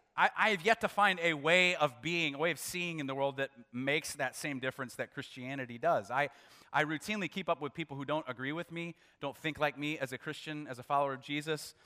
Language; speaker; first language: English; native; English